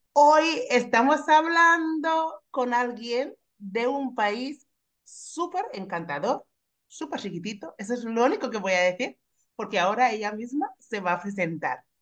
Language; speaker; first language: Spanish; non-native, fluent; English